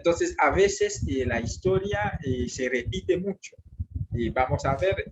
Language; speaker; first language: Spanish; non-native, fluent; French